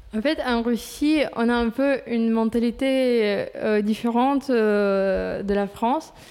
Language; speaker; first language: French; non-native, fluent; Russian